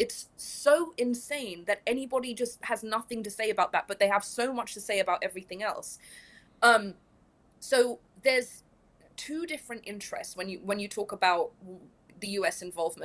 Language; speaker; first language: English; early bilingual, other home language; Persian